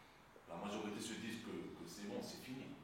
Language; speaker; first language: French; non-native, local second language; Arabic